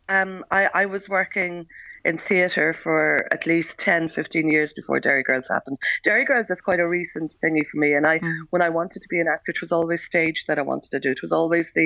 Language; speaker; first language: English; native; English